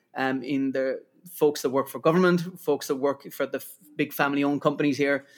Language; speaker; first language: English; native; English